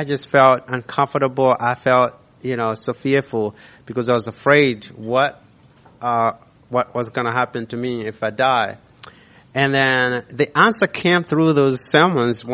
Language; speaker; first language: English; non-native, local second language; Nyanja